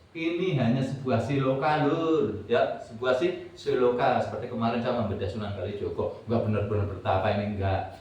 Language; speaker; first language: Indonesian; non-native, local second language; Javanese